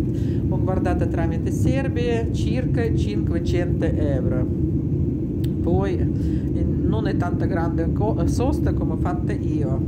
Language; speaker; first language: Italian; non-native, learner; Russian